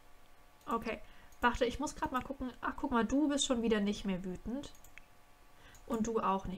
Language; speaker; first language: German; native; German